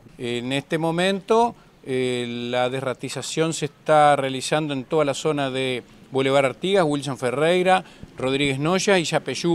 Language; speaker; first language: Spanish; native; Spanish